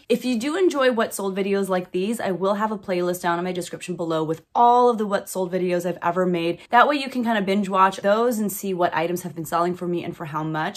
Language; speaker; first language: English; native; English